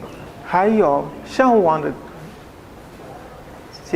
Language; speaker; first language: Chinese; non-native, learner; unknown